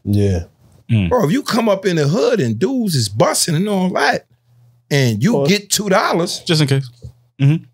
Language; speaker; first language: English; native; English